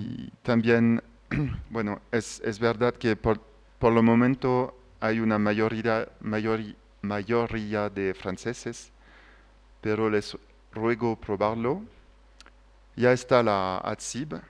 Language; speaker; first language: Spanish; non-native, fluent; French